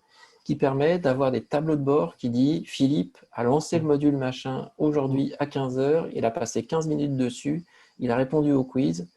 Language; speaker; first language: French; native; French